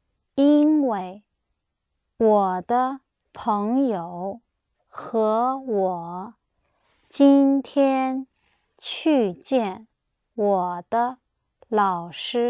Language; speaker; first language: Chinese; non-native, learner; English